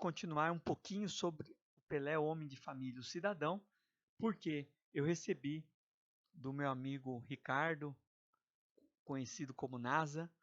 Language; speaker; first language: Portuguese; native; Portuguese